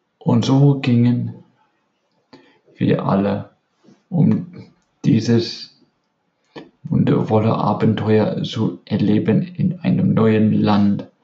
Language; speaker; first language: German; non-native, learner; English